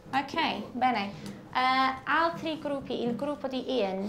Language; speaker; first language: Italian; non-native, fluent; English